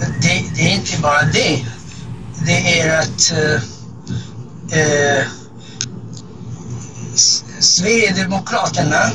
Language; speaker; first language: Swedish; non-native, fluent; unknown